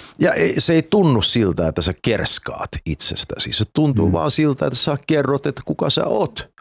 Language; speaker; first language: Finnish; early bilingual, heritage; Finnish